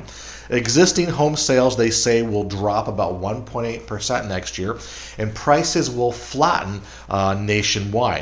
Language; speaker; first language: English; native; English